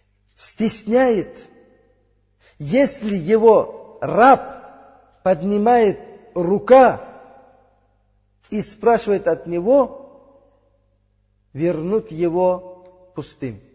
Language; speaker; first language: Russian; non-native, learner; Uzbek